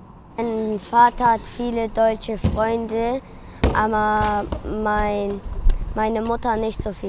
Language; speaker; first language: German; early bilingual, other home language; Turkish